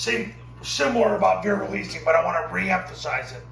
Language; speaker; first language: English; native; English